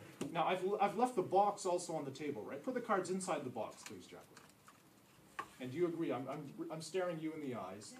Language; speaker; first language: English; native; English